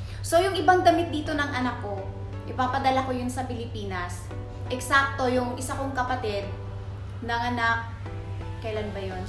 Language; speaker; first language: Filipino; native; Filipino